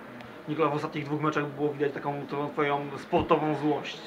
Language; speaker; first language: Polish; native; Polish